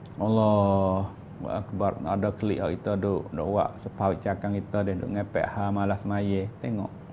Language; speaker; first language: Malay; native; Malay